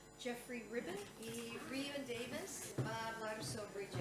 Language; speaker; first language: Spanish; non-native, fluent; English